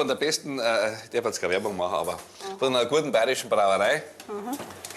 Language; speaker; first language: German; native; German